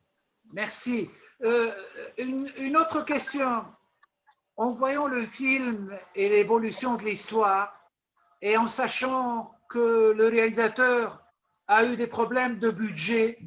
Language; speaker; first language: French; non-native, local second language; Arabic